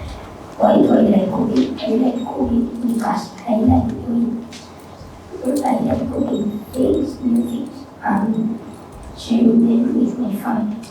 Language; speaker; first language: English; non-native, learner; Spanish